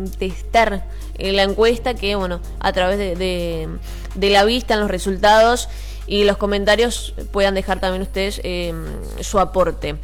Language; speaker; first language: Spanish; native; Spanish